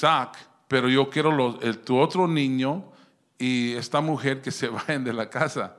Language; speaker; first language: Spanish; early bilingual, heritage; Spanish